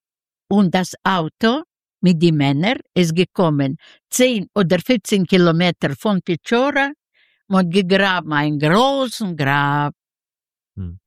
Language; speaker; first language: German; non-native, fluent; Yiddish